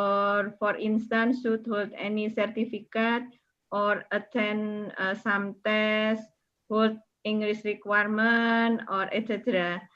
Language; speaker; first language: English; non-native, learner; Indonesian